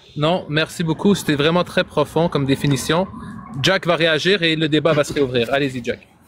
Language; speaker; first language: French; native; French